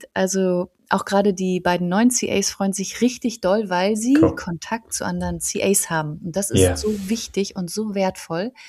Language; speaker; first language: German; native; German